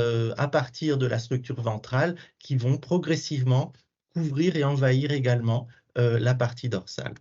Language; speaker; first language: French; native; French